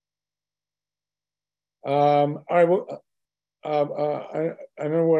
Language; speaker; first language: English; native; English